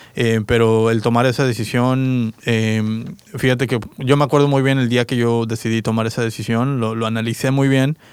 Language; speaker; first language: Spanish; native; Spanish